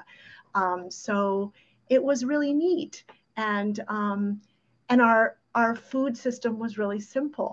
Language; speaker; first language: English; early bilingual, other home language; Ukrainian